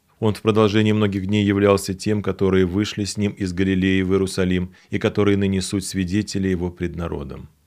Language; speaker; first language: Russian; native; Russian